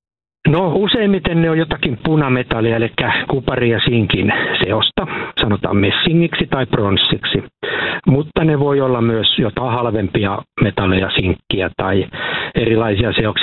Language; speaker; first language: Finnish; native; Finnish